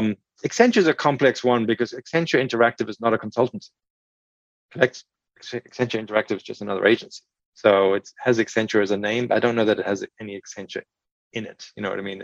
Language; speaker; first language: English; native; English